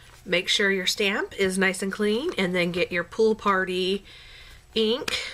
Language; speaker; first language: English; native; English